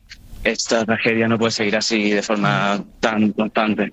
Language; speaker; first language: Spanish; native; Spanish